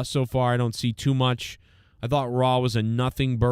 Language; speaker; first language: English; native; English